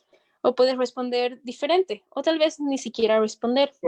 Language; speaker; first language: Spanish; native; Spanish